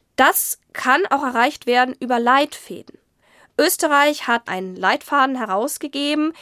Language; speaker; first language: German; native; German